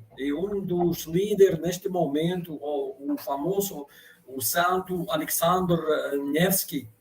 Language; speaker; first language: Portuguese; non-native, fluent; Russian